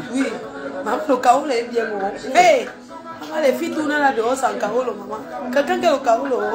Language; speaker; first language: French; non-native, local second language; Lingala